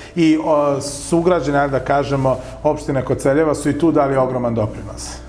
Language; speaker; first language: Serbian; native; Serbian